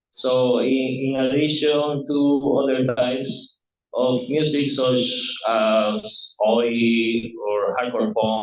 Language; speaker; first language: English; non-native, learner; Spanish